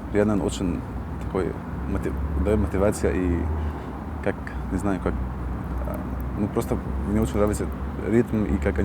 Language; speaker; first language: Russian; non-native, learner; Arabic